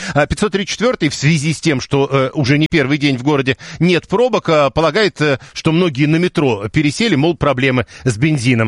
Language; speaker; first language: Russian; native; Russian